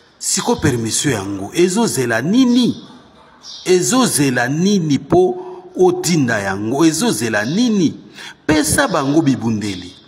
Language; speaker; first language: Lingala; non-native, local second language; Swahili